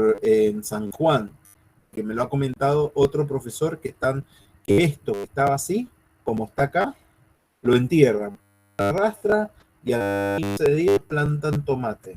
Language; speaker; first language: Spanish; native; Spanish